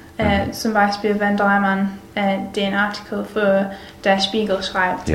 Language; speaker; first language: German; non-native, learner; English